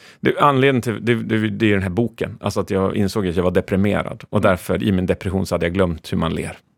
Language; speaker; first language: Swedish; native; Swedish